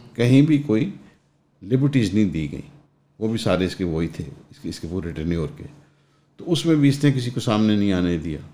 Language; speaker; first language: Urdu; non-native, local second language; Punjabi